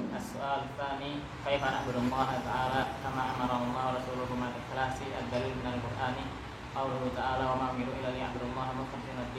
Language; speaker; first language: Arabic; non-native, learner; Indonesian